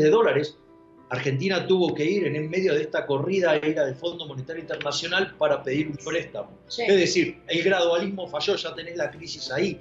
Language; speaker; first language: Spanish; native; Spanish